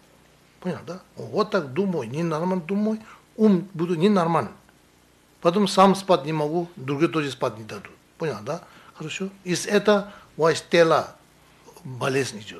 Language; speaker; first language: Russian; non-native, learner; Tibetan